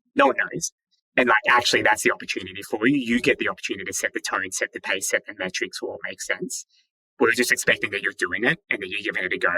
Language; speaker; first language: English; native; English